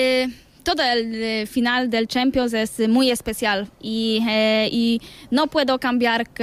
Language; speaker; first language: Spanish; non-native, learner; Polish